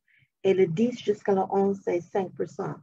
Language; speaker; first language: French; non-native, fluent; English